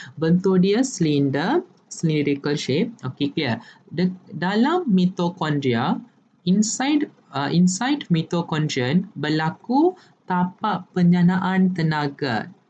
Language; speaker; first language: Malay; non-native, local second language; Tamil